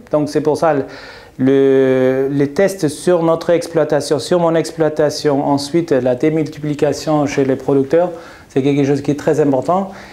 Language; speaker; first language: French; non-native, fluent; German